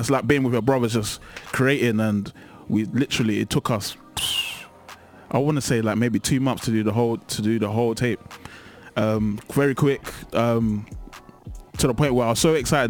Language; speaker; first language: English; native; English